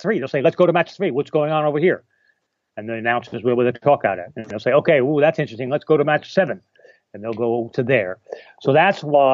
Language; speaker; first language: English; native; English